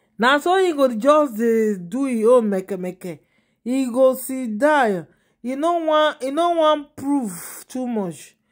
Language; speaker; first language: Nigerian Pidgin; non-native, local second language; Yoruba